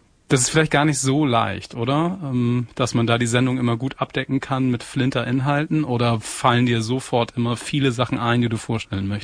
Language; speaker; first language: German; native; German